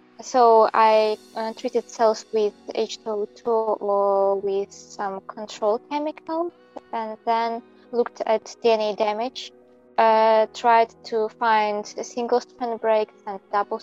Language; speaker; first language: English; non-native, fluent; Belarusian